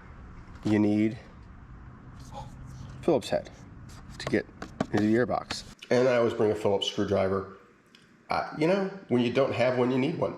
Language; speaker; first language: English; native; English